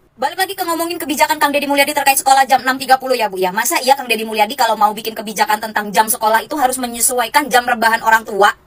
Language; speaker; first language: Indonesian; native; Indonesian